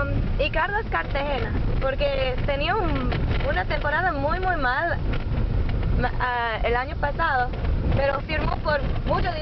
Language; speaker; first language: Spanish; non-native, learner; English